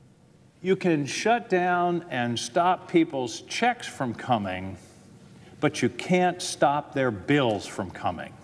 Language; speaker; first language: English; native; English